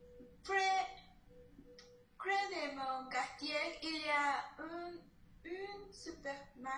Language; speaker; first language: French; non-native, learner; Spanish